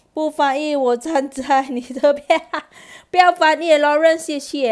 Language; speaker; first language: Chinese; non-native, fluent; Malay